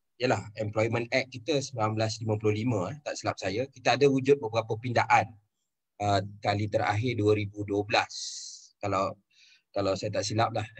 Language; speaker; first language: Malay; native; Malay